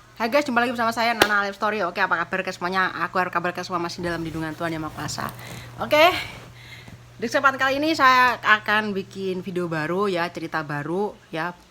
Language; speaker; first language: Indonesian; non-native, local second language; Javanese